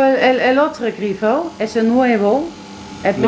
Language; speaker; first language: Spanish; non-native, learner; Dutch